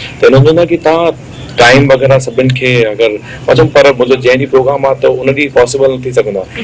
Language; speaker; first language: Sindhi; early bilingual, heritage; Sindhi